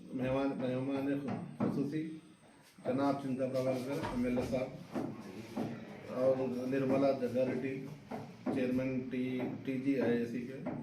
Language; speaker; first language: Hindi; non-native, local second language; Urdu